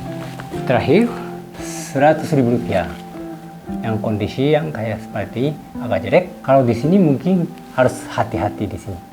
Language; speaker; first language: Indonesian; non-native, fluent; Japanese